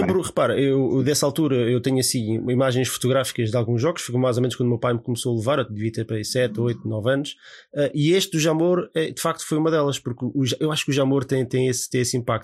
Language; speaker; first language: Portuguese; native; Portuguese